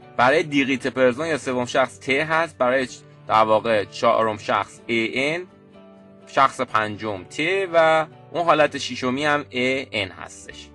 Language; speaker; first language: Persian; native; Persian